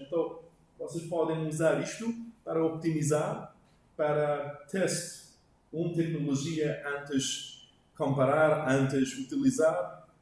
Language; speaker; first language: Portuguese; non-native, learner; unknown